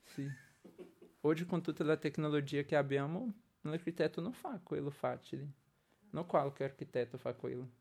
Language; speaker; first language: Italian; non-native, learner; Portuguese